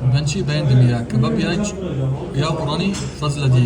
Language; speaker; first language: Turkish; non-native, learner; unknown